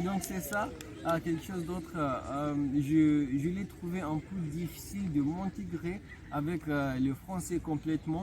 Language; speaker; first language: French; non-native, fluent; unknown